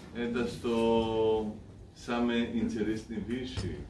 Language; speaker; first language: Russian; non-native, fluent; Greek